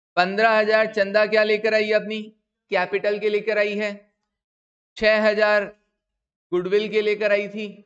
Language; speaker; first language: Hindi; native; Hindi